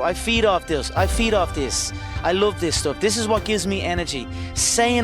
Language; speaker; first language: English; native; English